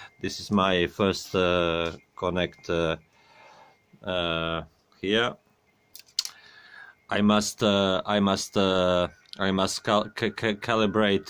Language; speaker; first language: English; non-native, learner; Croatian